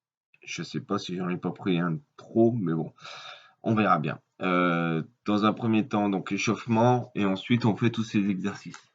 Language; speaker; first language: French; native; French